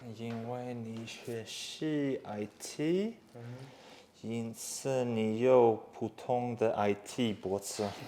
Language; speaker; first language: Chinese; non-native, learner; English